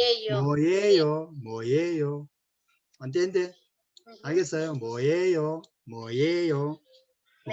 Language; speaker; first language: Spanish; non-native, learner; Korean